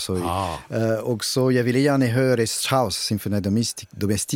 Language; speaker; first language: Swedish; non-native, fluent; French